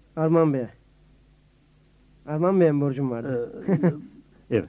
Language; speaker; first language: Turkish; native; Turkish